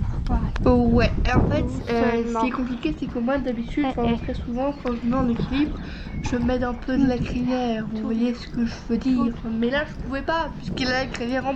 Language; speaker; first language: French; native; French